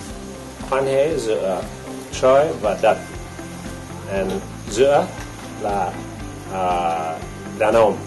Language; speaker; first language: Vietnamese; non-native, fluent; English